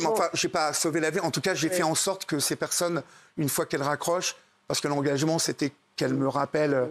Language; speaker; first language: French; native; French